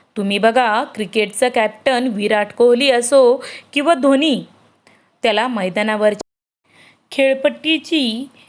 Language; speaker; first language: Marathi; native; Marathi